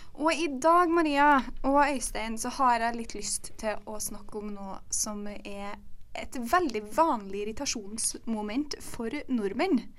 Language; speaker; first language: Norwegian; native; Norwegian